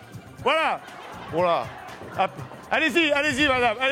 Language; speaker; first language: French; native; French